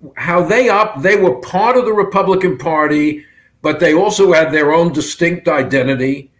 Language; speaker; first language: English; native; English